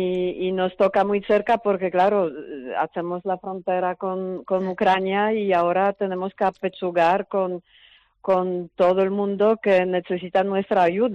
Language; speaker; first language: Spanish; non-native, fluent; Polish